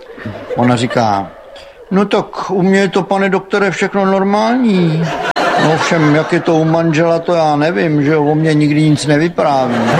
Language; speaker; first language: Czech; native; Czech